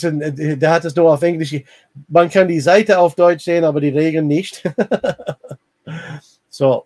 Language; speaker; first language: German; non-native, learner; English